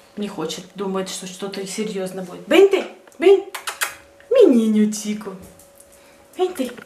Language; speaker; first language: Russian; native; Russian